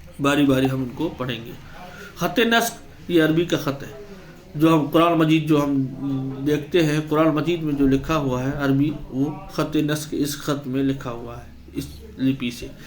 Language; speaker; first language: Urdu; native; Urdu